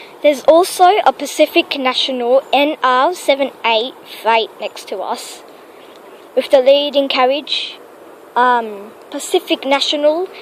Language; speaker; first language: English; native; English